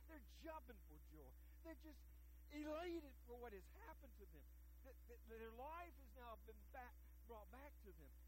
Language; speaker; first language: English; native; English